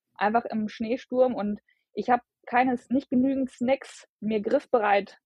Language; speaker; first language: German; native; German